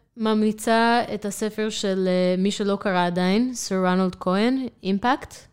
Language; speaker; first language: Hebrew; non-native, fluent; English